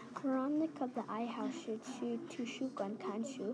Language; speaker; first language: Chinese; non-native, learner; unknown